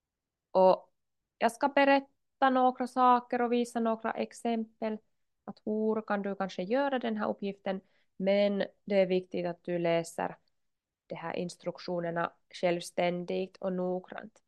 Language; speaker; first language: Swedish; non-native, local second language; Finnish